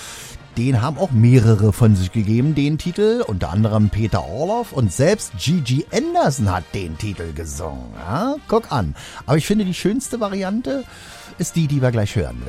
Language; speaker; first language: German; native; German